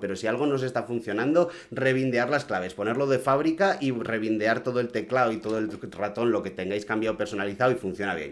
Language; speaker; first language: Spanish; native; Spanish